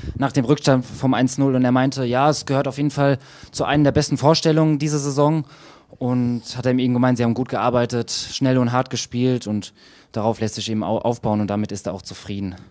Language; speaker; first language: German; native; German